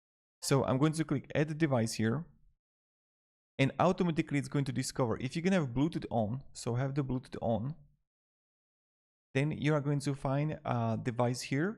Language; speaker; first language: English; non-native, fluent; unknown